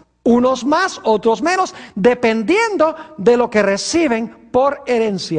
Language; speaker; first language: Spanish; native; Spanish